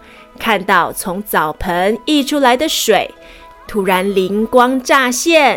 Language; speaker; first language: Chinese; native; Chinese